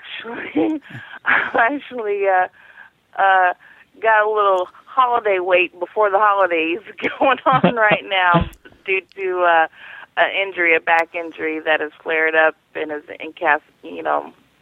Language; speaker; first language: English; native; English